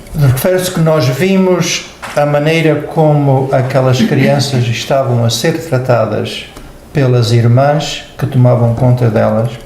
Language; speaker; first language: Portuguese; native; Portuguese